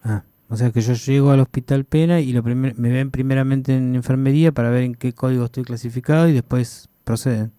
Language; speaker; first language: Spanish; native; Spanish